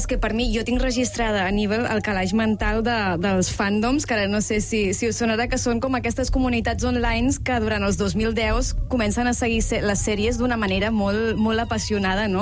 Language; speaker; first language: Catalan; native; Catalan